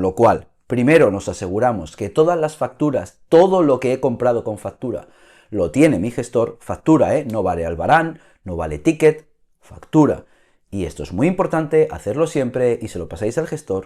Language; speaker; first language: Spanish; native; Spanish